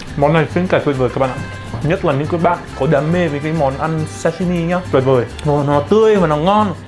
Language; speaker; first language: Vietnamese; non-native, fluent; Arabic